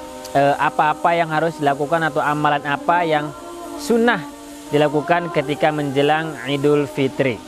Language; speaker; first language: Indonesian; native; Indonesian